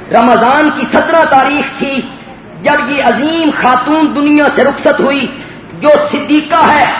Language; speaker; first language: Urdu; non-native, local second language; Punjabi